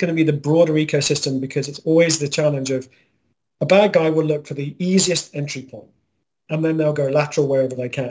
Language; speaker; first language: English; native; English